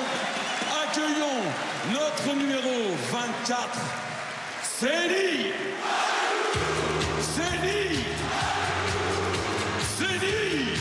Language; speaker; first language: French; native; French